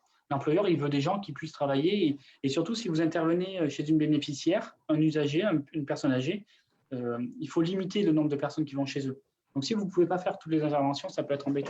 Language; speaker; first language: French; native; French